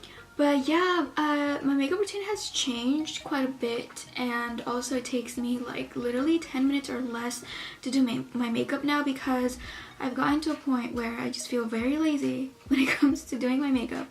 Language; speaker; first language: English; native; English